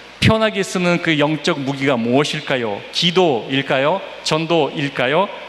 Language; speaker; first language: Korean; non-native, fluent; Russian